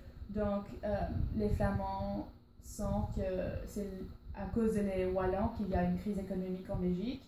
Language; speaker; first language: French; non-native, learner; English